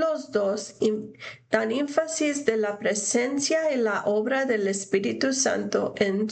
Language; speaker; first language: Spanish; non-native, fluent; English